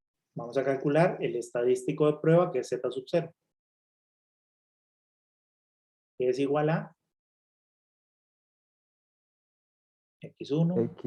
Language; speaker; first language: Spanish; native; Spanish